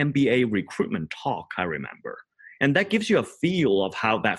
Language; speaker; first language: English; non-native, local second language; Cantonese